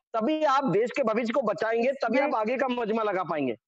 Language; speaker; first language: Hindi; native; Hindi